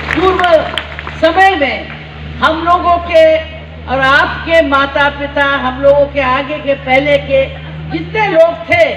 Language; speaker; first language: Hindi; non-native, local second language; Bangla